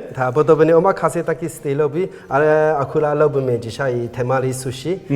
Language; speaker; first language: Polish; non-native, fluent; Burmese